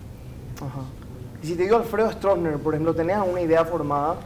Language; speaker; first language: Spanish; native; Spanish